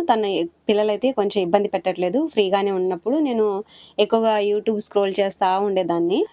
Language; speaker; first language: Telugu; non-native, local second language; Lambadi